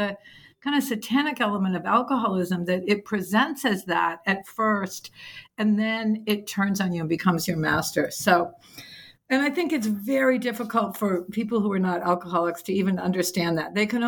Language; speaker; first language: English; native; English